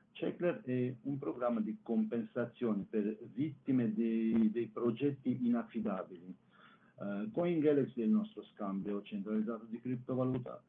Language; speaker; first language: Italian; non-native, fluent; Armenian